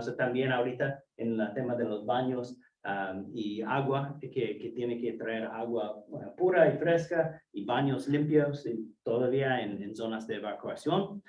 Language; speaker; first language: Spanish; non-native, fluent; English